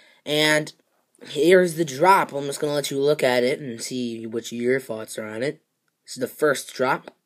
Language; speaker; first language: English; native; English